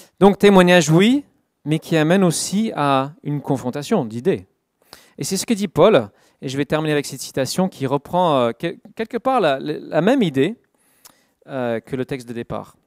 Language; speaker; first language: French; non-native, fluent; English